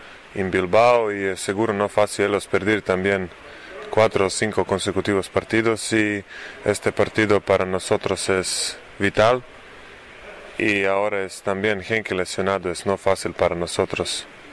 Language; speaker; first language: Spanish; non-native, learner; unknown